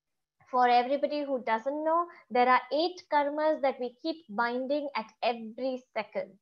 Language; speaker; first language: English; non-native, local second language; Gujarati